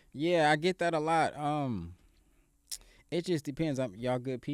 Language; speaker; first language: English; native; English